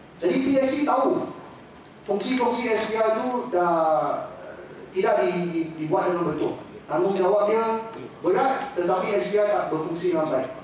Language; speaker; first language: Malay; non-native, local second language; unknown